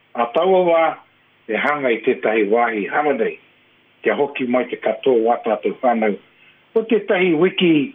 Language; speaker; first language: Māori; non-native, local second language; English